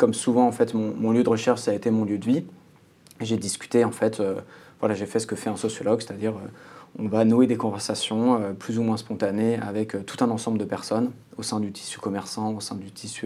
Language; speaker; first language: French; native; French